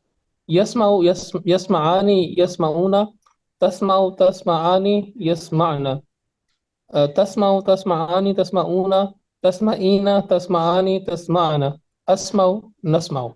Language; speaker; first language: Arabic; non-native, learner; Urdu